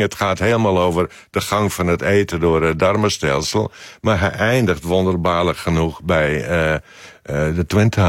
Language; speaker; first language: Dutch; native; Dutch